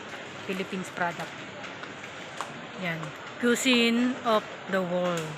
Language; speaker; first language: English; non-native, local second language; Filipino